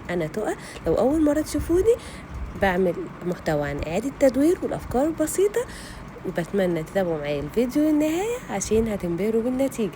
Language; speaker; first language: Arabic; native; Arabic